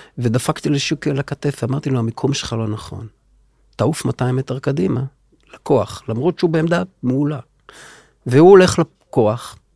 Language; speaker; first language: Hebrew; native; Hebrew